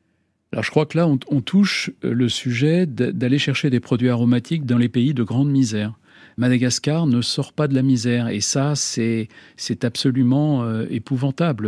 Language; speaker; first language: French; native; French